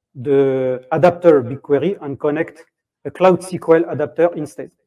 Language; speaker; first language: English; non-native, fluent; French